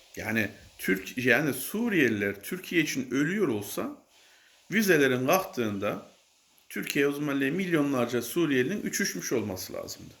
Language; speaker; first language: Turkish; native; Turkish